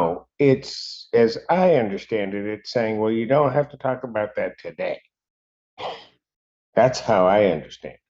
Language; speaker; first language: English; native; English